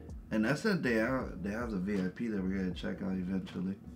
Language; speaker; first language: English; native; English